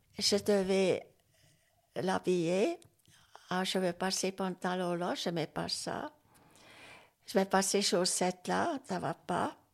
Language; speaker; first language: French; non-native, local second language; Swiss German